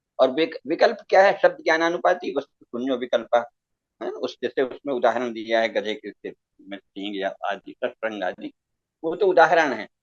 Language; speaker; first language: Hindi; native; Hindi